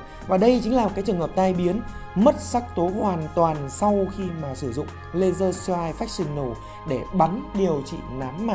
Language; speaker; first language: Vietnamese; native; Vietnamese